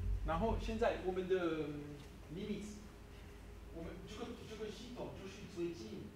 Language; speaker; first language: Chinese; non-native, learner; French